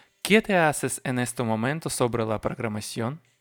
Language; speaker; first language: Spanish; non-native, learner; Russian